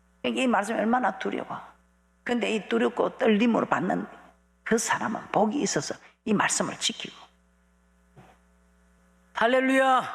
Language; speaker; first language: Korean; native; Korean